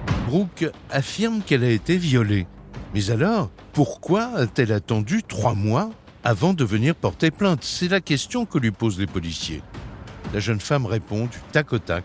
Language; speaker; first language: French; native; French